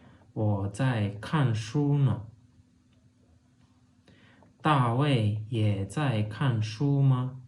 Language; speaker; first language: Chinese; non-native, fluent; Turkmen